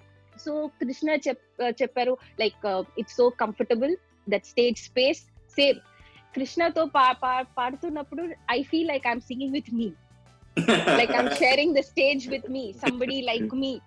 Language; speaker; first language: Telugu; non-native, local second language; Tamil